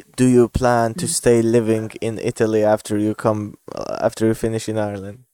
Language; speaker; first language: English; non-native, fluent; Bosnian